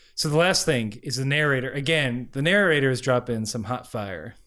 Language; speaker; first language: English; native; English